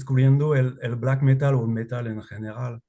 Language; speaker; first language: Spanish; non-native, learner; French